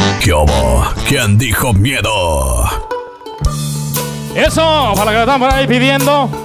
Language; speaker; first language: Spanish; native; Spanish